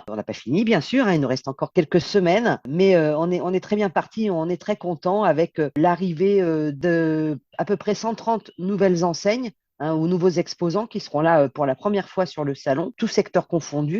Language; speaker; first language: French; native; French